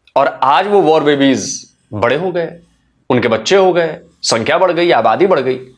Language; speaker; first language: Hindi; native; Hindi